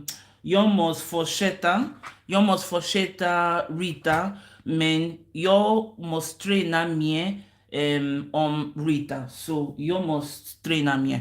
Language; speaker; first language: Swedish; non-native, learner; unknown